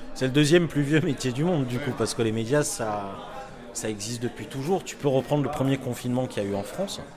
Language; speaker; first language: French; native; French